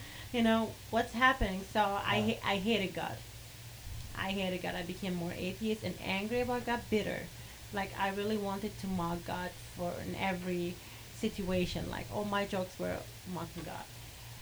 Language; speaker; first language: English; non-native, fluent; Arabic